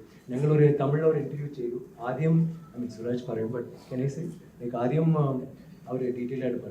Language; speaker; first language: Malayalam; non-native, learner; Tamil